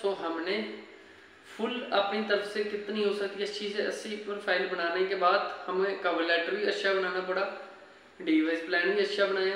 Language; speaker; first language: Hindi; non-native, local second language; Punjabi